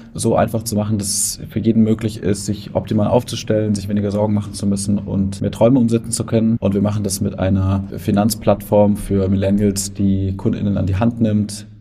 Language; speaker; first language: German; native; German